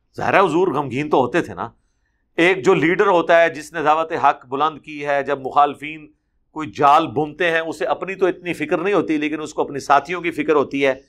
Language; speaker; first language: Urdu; non-native, local second language; Punjabi